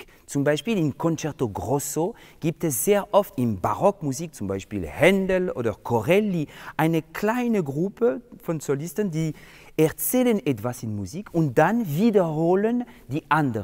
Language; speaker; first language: German; non-native, fluent; French